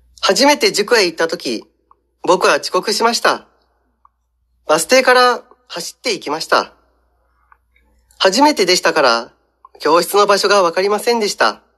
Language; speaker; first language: Japanese; non-native, fluent; Indonesian